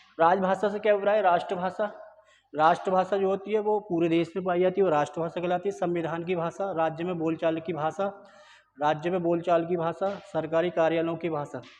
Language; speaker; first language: Hindi; native; Hindi